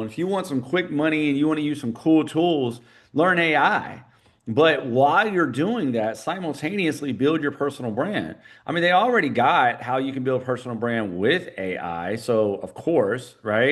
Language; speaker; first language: English; native; English